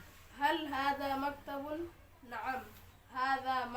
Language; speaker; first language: Arabic; non-native, learner; Urdu